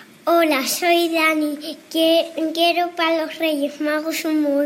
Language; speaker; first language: Spanish; native; Spanish